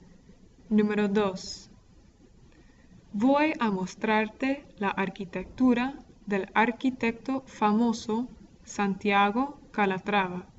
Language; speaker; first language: Spanish; non-native, fluent; English